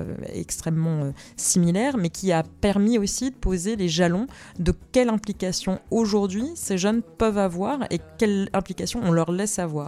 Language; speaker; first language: French; native; French